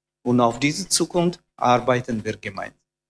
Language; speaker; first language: German; non-native, fluent; Russian